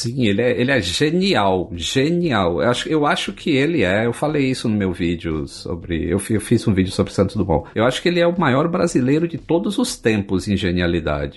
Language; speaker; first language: Portuguese; native; Portuguese